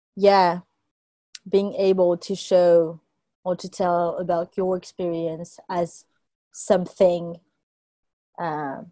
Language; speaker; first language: English; non-native, fluent; French